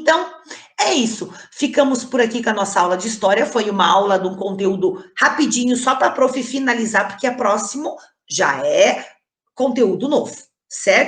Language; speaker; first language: Portuguese; native; Portuguese